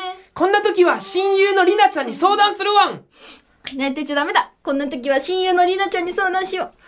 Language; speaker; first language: Japanese; native; Japanese